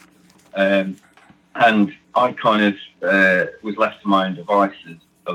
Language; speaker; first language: English; native; English